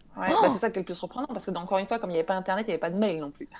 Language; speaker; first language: French; native; French